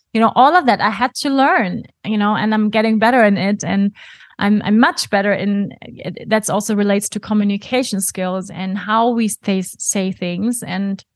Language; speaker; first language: English; non-native, fluent; German